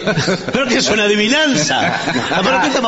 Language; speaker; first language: Spanish; native; Spanish